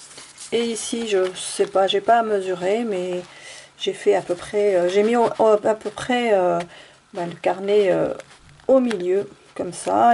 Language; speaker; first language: French; native; French